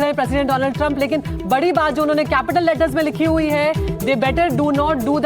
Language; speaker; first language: Hindi; native; Hindi